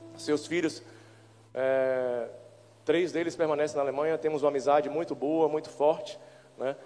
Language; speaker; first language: Portuguese; native; Portuguese